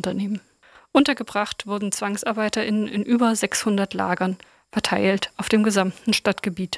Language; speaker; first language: German; native; German